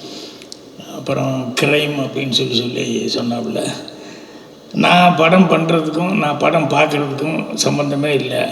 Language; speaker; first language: Tamil; native; Tamil